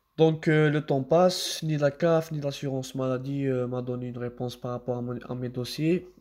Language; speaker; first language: French; non-native, local second language; Arabic